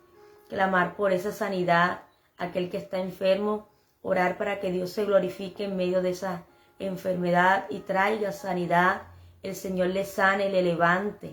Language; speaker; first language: Spanish; native; Spanish